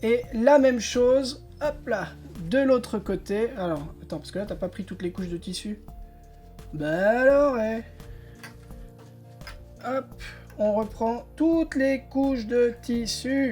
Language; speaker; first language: French; native; French